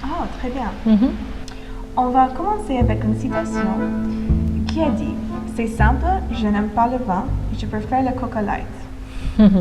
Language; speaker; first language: French; non-native, fluent; English